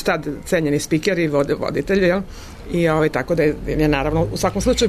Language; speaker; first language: Serbian; native; Serbian